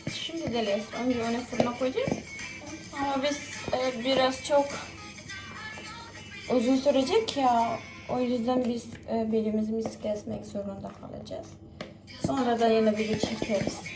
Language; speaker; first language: Turkish; non-native, fluent; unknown